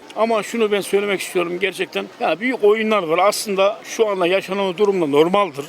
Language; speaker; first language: Turkish; native; Turkish